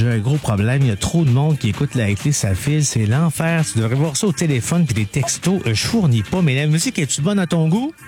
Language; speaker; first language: French; native; French